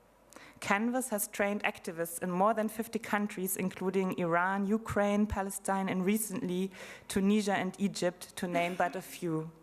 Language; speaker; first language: English; non-native, fluent; German